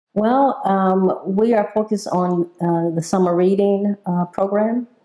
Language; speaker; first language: English; native; English